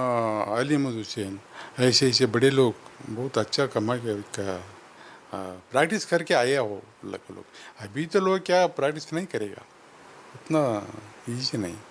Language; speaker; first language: Hindi; non-native, local second language; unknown